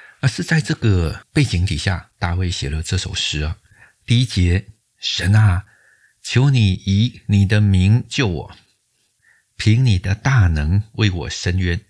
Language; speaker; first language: Chinese; native; Chinese